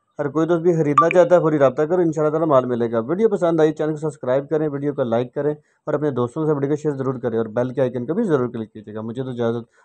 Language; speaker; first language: Urdu; native; Urdu